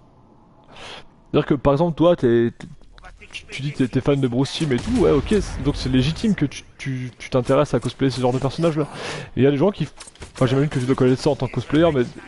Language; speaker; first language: French; native; French